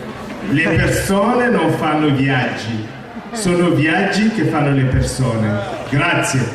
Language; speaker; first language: Italian; non-native, fluent; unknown